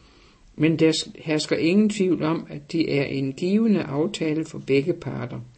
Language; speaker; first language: Danish; native; Danish